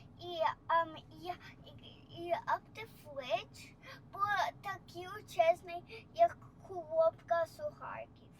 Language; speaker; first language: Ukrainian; early bilingual, heritage; Ukrainian